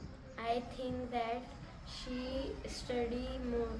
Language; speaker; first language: English; non-native, learner; Marathi